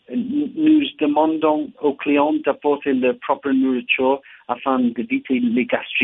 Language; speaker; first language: French; non-native, learner; English